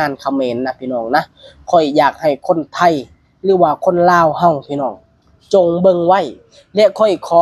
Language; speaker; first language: Thai; non-native, local second language; Lao